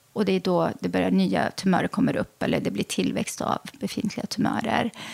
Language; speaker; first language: Swedish; early bilingual, other home language; Arabic